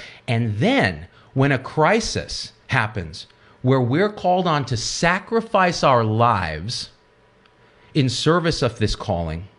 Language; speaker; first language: English; native; English